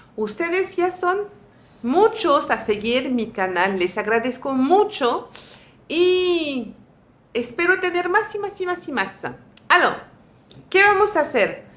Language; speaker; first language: Spanish; non-native, fluent; French